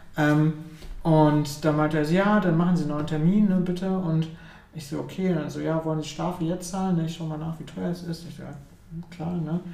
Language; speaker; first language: German; early bilingual, other home language; Ukrainian